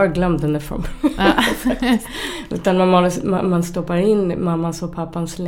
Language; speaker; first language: Swedish; non-native, fluent; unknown